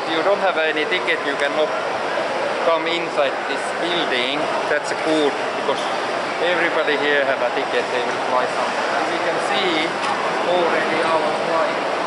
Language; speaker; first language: English; non-native, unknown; Finnish